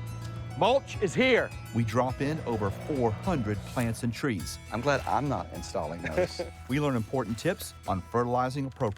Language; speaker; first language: English; native; English